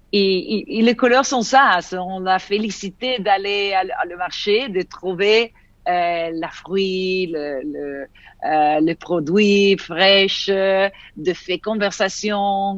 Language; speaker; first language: French; non-native, fluent; Italian